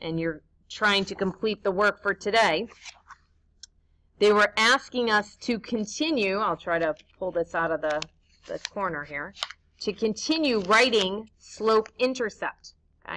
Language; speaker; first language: English; native; English